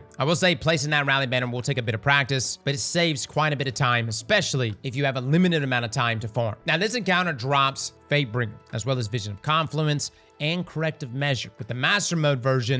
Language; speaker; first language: English; native; English